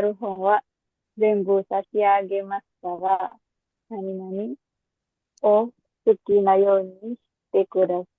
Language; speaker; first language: Japanese; non-native, learner; Indonesian